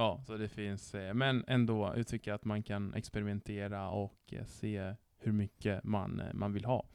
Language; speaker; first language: Swedish; non-native, fluent; Italian